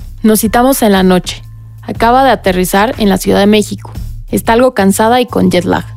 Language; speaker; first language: Spanish; native; Spanish